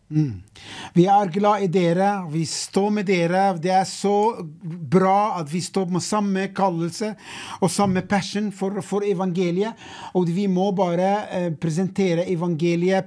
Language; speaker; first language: Norwegian; non-native, fluent; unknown